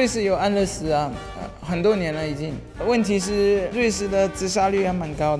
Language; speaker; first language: Chinese; non-native, fluent; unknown